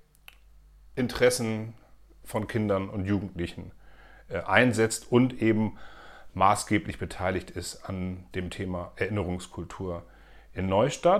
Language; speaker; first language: German; native; German